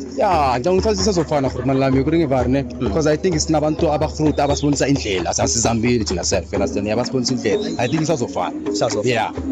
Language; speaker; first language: Zulu; non-native, local second language; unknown